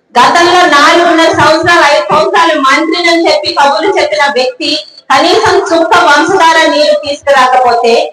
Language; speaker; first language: Telugu; native; Telugu